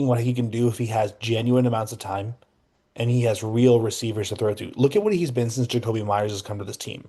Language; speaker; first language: English; native; English